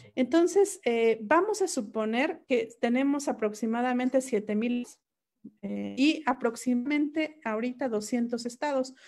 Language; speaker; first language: Spanish; non-native, local second language; Mixtepec Mixtec